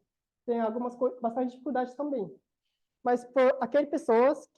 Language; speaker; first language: Portuguese; non-native, learner; Korean